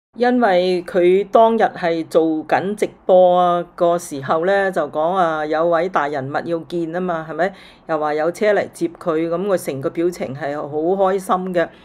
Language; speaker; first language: Cantonese; native; Cantonese